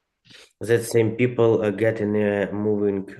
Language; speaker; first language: English; non-native, learner; Ukrainian